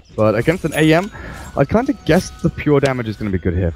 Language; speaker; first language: English; native; English